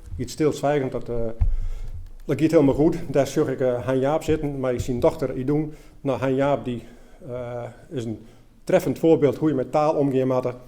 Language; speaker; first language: Dutch; native; Dutch